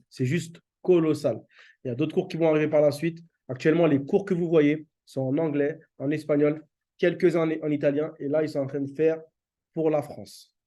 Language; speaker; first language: French; native; French